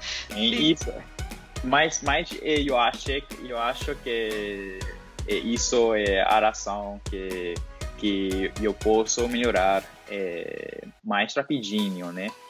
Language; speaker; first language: Portuguese; non-native, learner; Spanish